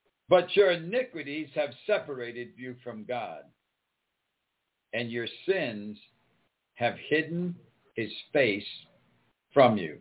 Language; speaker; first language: English; native; English